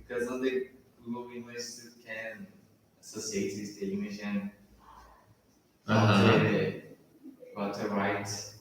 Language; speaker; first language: English; non-native, learner; Portuguese